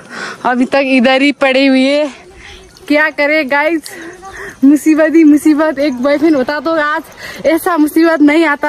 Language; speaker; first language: Nepali; native; Nepali